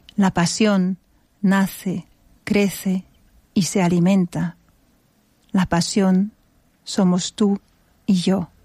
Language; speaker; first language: Spanish; non-native, fluent; German